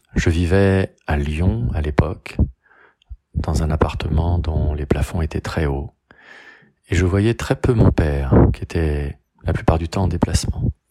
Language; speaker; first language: French; native; French